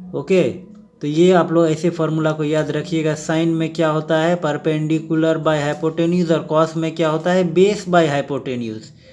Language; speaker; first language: Hindi; native; Hindi